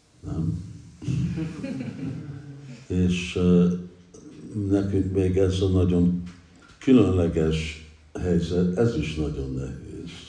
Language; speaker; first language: Hungarian; early bilingual, heritage; English